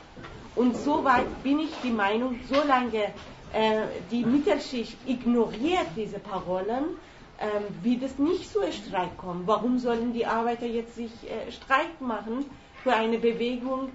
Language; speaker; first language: German; non-native, learner; Persian